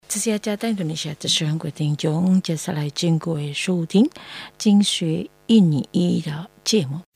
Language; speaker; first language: Chinese; early bilingual, heritage; Chinese